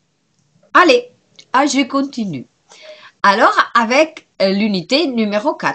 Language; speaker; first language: French; non-native, fluent; Spanish